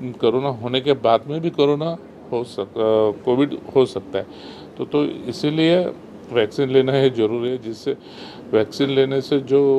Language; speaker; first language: Hindi; non-native, local second language; Marathi